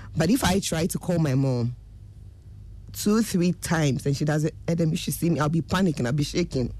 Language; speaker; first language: English; non-native, local second language; Akan